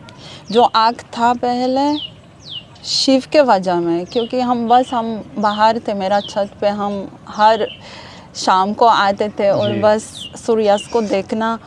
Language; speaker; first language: Hindi; non-native, learner; Hebrew